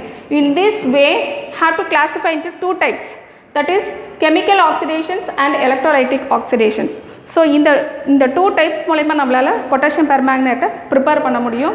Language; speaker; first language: English; non-native, local second language; Tamil